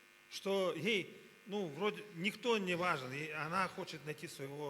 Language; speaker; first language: Russian; native; Russian